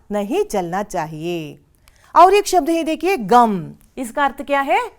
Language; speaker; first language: Hindi; non-native, local second language; Kannada